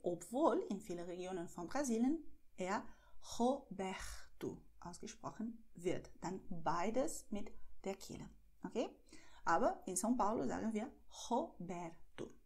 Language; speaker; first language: German; non-native, fluent; Portuguese